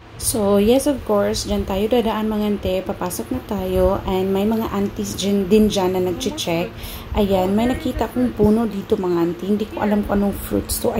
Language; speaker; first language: Filipino; non-native, local second language; Cebuano